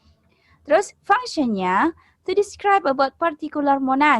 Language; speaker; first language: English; non-native, learner; Indonesian